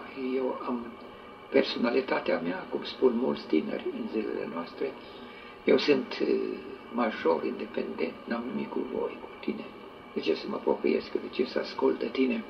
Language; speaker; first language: Romanian; native; Romanian